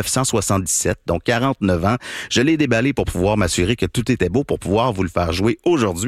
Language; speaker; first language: French; native; French